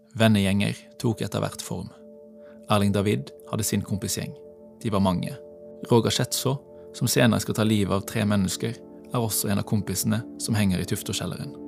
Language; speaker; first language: Norwegian; native; Norwegian